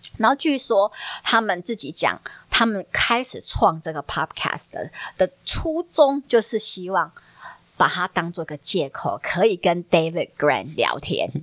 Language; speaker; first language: Chinese; native; Chinese